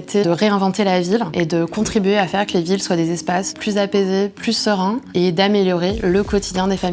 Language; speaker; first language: French; native; French